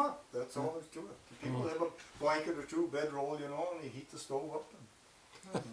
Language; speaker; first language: English; native; English